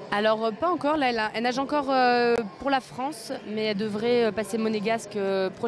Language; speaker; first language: French; native; French